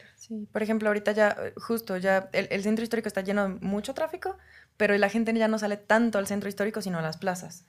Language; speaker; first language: Spanish; native; Spanish